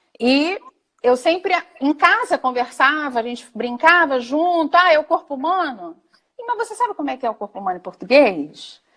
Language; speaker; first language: Portuguese; native; Portuguese